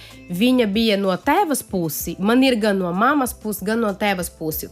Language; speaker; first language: Latvian; non-native, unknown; Portuguese